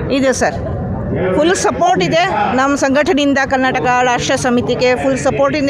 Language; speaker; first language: Kannada; non-native, local second language; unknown